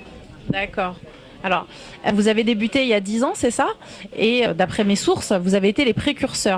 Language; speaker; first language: French; native; French